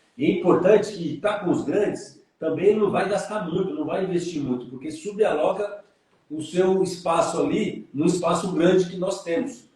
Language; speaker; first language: Portuguese; native; Portuguese